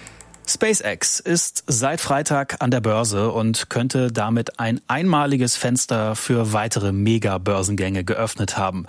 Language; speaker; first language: German; native; German